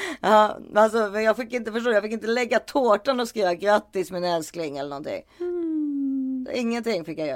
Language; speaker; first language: Swedish; native; Swedish